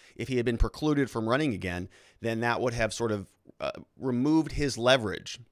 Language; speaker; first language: English; native; English